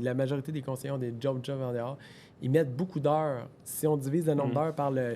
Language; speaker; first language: French; native; French